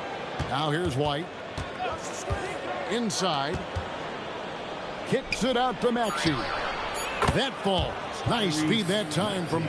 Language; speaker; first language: English; native; English